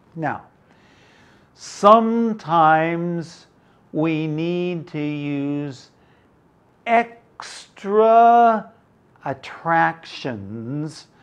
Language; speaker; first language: English; native; English